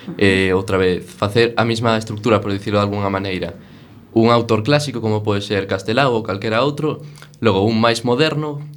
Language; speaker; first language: Galician; non-native, local second language; Spanish